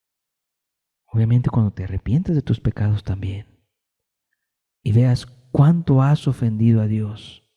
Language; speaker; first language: Spanish; native; Spanish